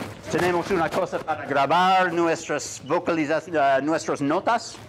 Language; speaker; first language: Spanish; non-native, fluent; English